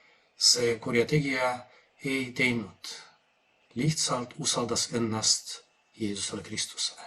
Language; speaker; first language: Estonian; non-native, fluent; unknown